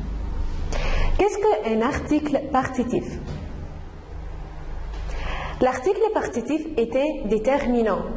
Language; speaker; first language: French; non-native, fluent; Arabic